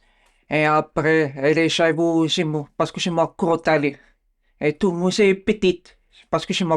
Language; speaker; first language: French; non-native, learner; Bulgarian